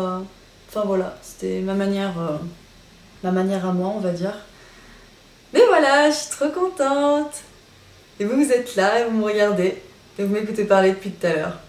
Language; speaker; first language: French; native; French